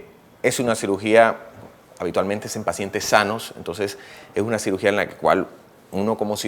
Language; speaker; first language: Spanish; native; Spanish